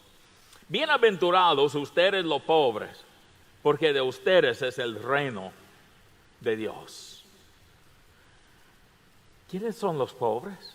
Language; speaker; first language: Spanish; non-native, fluent; English